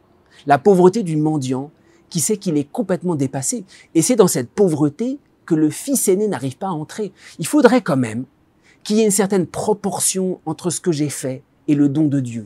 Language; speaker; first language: French; native; French